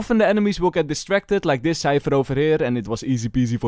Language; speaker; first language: English; non-native, fluent; Dutch